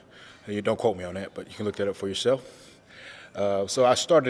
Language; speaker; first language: English; native; English